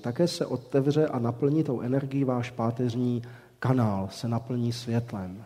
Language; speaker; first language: Czech; native; Czech